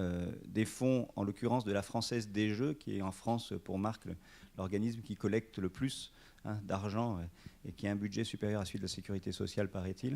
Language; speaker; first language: French; native; French